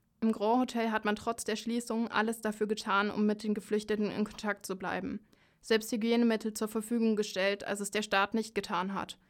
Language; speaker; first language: German; native; German